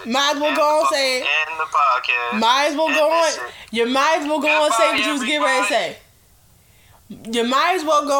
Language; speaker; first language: English; native; English